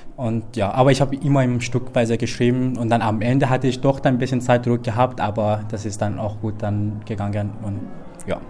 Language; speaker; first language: German; early bilingual, other home language; Persian